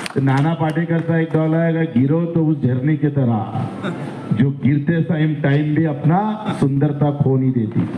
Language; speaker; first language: Hindi; non-native, local second language; Marathi